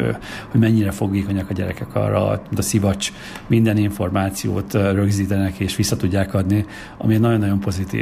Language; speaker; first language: Hungarian; native; Hungarian